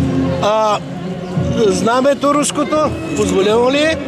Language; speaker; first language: Bulgarian; non-native, fluent; Russian